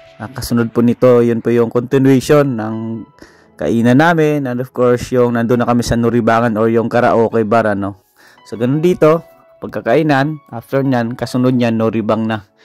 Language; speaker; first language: Filipino; non-native, local second language; Cebuano